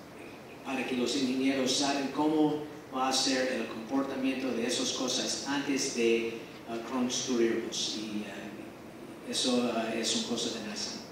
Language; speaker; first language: Spanish; non-native, fluent; English